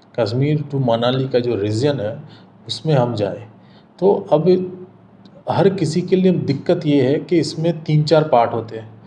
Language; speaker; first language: Hindi; non-native, local second language; Bangla